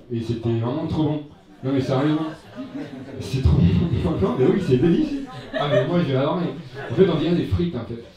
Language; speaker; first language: French; non-native, fluent; Spanish